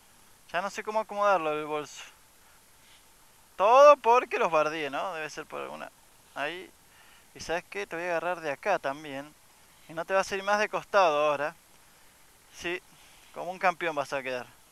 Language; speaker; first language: Spanish; native; Spanish